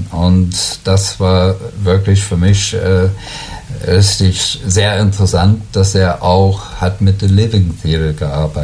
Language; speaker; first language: German; non-native, learner; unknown